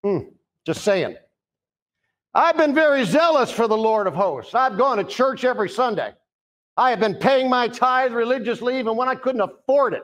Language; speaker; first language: English; native; English